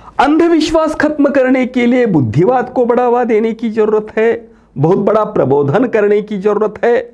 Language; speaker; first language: Hindi; non-native, local second language; Marathi